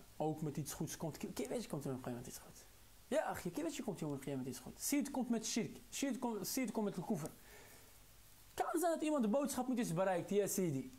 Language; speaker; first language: Dutch; non-native, local second language; Arabic